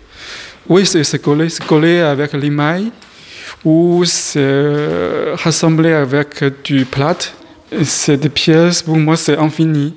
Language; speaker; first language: French; non-native, fluent; Chinese